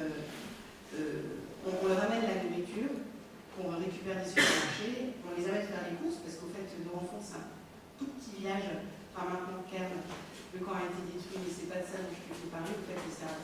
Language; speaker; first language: French; native; French